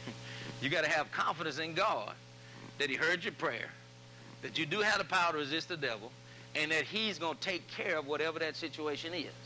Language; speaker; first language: English; native; English